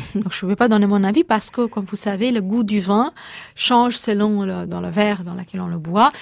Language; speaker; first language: French; non-native, fluent; Bangla